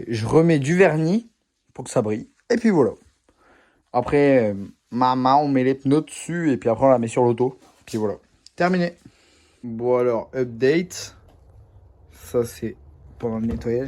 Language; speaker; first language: French; native; French